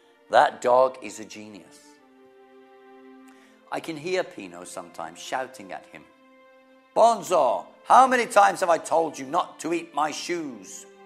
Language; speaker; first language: English; native; English